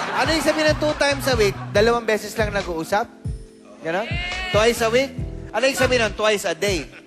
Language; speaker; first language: Filipino; native; Filipino